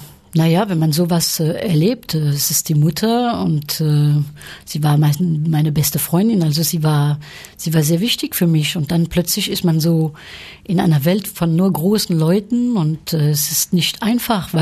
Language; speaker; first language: German; early bilingual, heritage; French